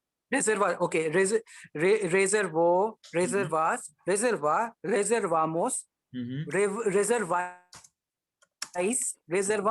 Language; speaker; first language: Spanish; non-native, learner; Hindi